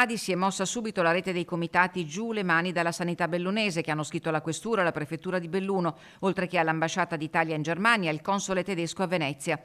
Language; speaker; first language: Italian; native; Italian